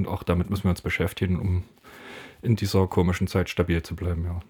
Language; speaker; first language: German; native; German